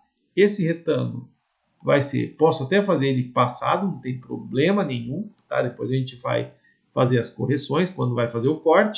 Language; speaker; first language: Portuguese; native; Portuguese